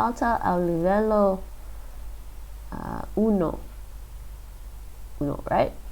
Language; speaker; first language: Italian; non-native, learner; English